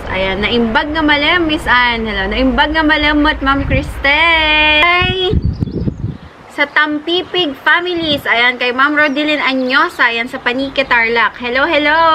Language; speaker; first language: Filipino; non-native, local second language; Iloko